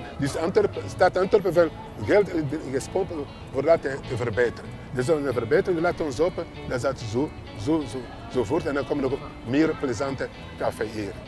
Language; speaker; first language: Dutch; non-native, learner; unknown